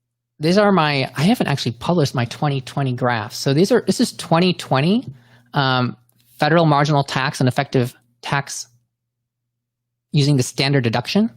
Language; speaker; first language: English; native; English